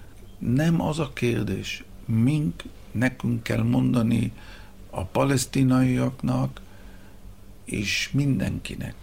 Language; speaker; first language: Hungarian; early bilingual, heritage; Hebrew